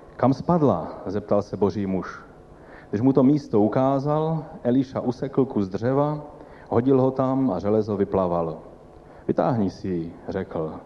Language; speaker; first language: Czech; non-native, local second language; Polish